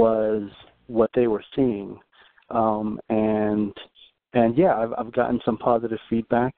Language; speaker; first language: English; native; English